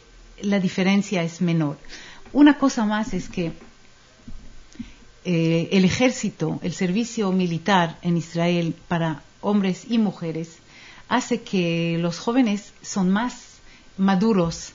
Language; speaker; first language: Spanish; non-native, fluent; Hebrew